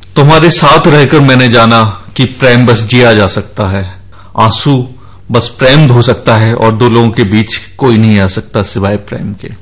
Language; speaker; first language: Hindi; native; Hindi